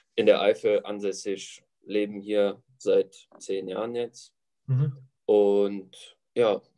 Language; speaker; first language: German; early bilingual, other home language; Latvian